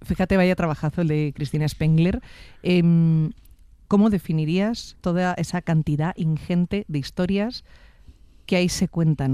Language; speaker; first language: Spanish; native; Spanish